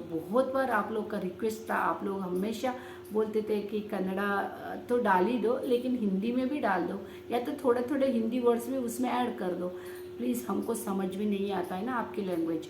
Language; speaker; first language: Hindi; non-native, local second language; Kannada